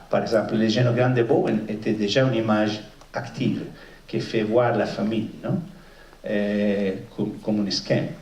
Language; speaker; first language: French; non-native, fluent; Italian